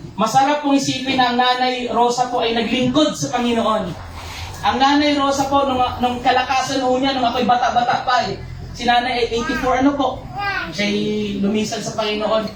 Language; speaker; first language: Filipino; non-native, local second language; Cebuano